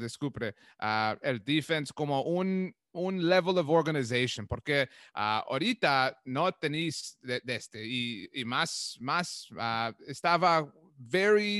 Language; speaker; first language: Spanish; non-native, learner; English